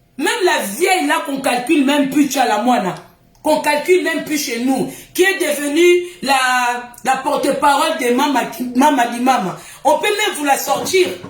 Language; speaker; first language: French; non-native, local second language; Lingala